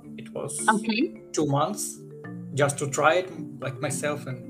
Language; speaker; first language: English; non-native, fluent; Ukrainian